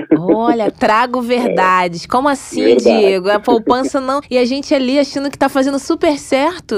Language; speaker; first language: Portuguese; native; Portuguese